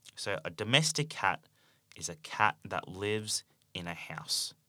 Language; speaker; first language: English; native; English